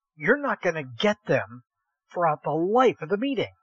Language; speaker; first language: English; native; English